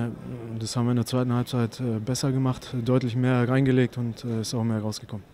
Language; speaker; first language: German; native; German